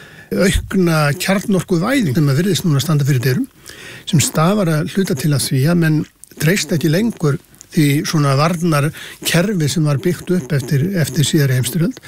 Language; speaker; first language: Icelandic; native; Icelandic